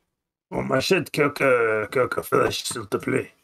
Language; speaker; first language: French; non-native, fluent; English